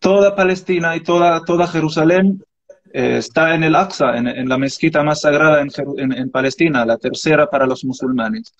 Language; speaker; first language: Spanish; non-native, learner; Arabic